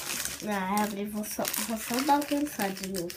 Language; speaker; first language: Portuguese; early bilingual, heritage; Portuguese